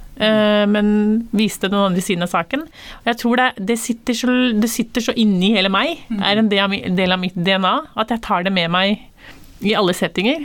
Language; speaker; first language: Norwegian; early bilingual, other home language; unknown